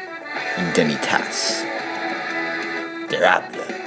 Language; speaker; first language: French; non-native, learner; English